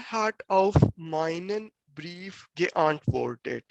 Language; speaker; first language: German; non-native, fluent; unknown